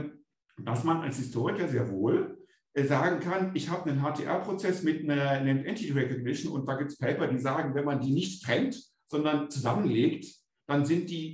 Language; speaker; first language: German; native; German